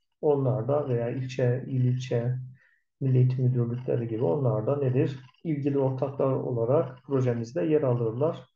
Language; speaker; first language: Turkish; native; Turkish